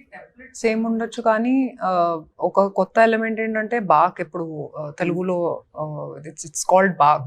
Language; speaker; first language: Telugu; non-native, fluent; Hindi